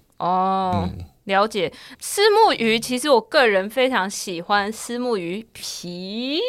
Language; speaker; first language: Chinese; native; Chinese